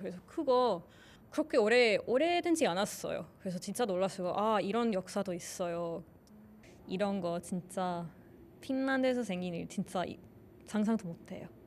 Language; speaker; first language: Korean; non-native, learner; Finnish